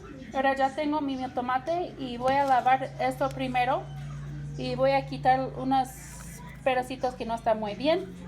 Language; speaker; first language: Spanish; non-native, learner; English